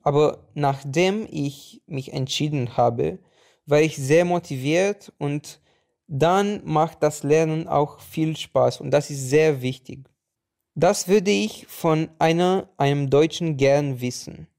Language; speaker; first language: German; non-native, fluent; Romanian